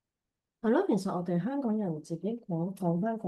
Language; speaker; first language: Cantonese; native; Cantonese